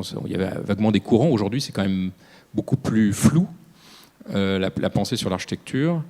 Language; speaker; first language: French; native; French